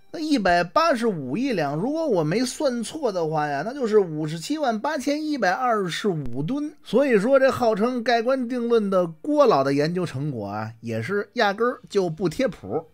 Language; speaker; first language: Chinese; native; Chinese